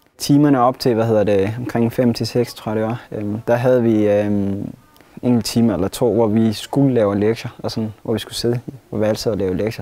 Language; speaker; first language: Danish; early bilingual, other home language; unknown